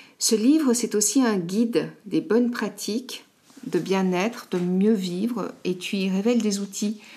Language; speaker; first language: French; native; French